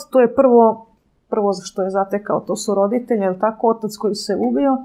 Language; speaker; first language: Serbian; native; Serbian